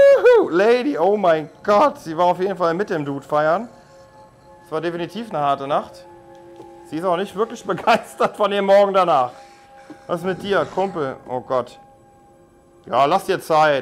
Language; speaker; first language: German; native; German